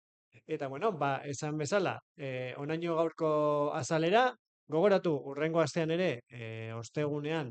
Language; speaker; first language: Basque; native; Basque